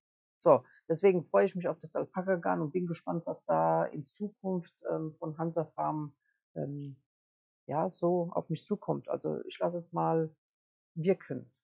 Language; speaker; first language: German; native; German